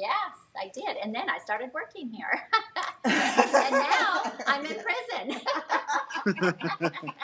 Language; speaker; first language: English; native; English